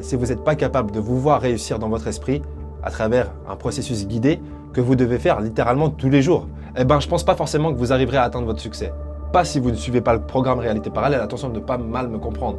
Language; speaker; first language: French; native; French